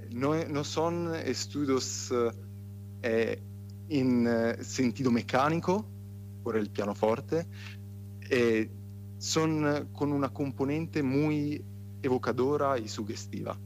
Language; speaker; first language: Spanish; non-native, fluent; Italian